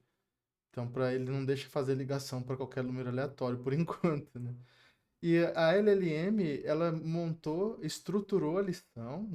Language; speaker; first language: Portuguese; native; Portuguese